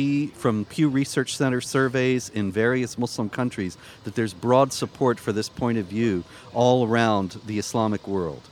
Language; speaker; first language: English; native; English